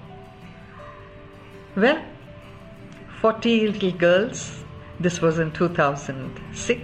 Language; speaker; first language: English; non-native, local second language; Kannada